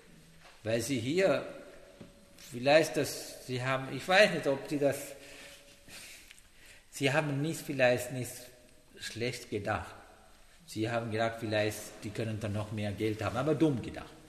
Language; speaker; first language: German; non-native, learner; Sinhala